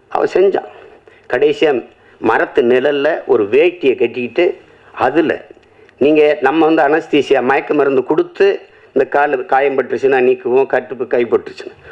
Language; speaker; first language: Tamil; native; Tamil